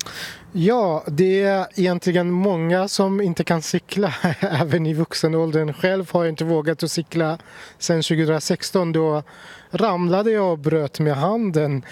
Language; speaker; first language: Swedish; non-native, fluent; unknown